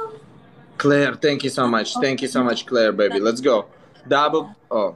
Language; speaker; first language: English; non-native, learner; Russian